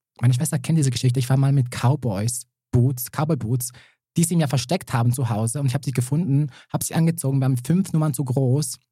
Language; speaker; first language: German; early bilingual, other home language; Serbian